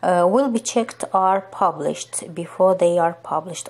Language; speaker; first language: English; non-native, fluent; Azerbaijani